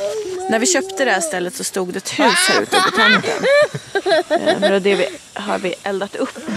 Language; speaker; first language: Swedish; native; Swedish